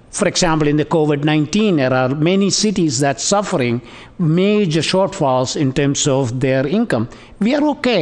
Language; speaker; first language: English; non-native, local second language; Tamil